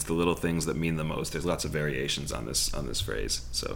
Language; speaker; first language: English; native; English